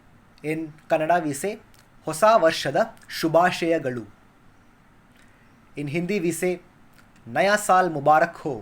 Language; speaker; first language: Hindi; non-native, local second language; Kannada